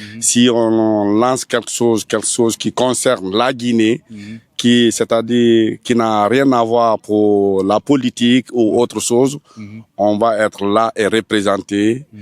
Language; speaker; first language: French; non-native, local second language; Fula